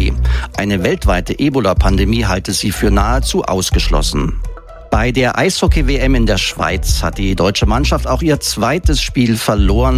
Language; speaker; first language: German; native; German